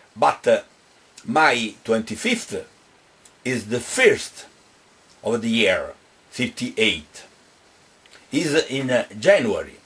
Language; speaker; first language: English; non-native, fluent; Italian